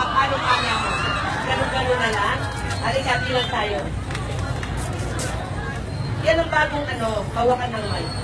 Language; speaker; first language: Filipino; native; Filipino